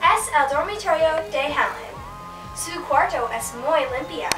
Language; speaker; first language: Spanish; non-native, learner; English